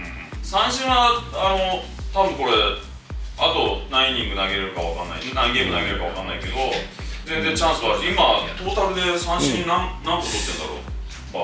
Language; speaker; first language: Japanese; native; Japanese